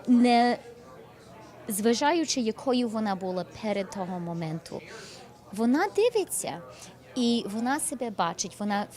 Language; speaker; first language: Ukrainian; early bilingual, heritage; English